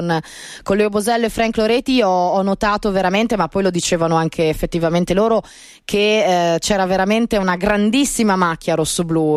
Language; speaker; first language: Italian; native; Italian